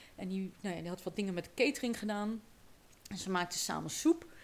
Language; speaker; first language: Dutch; native; Dutch